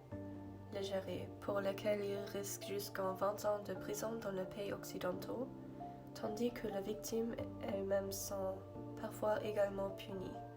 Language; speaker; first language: French; non-native, learner; German